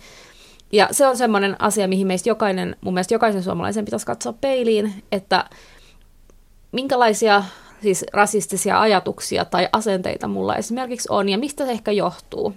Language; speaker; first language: Finnish; native; Finnish